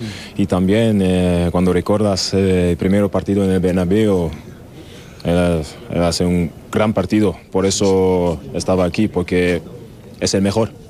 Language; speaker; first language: Spanish; non-native, learner; German